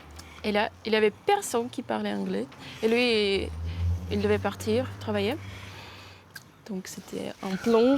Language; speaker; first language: French; non-native, fluent; Russian